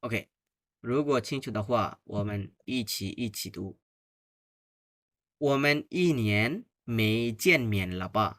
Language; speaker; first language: Chinese; non-native, fluent; Bangla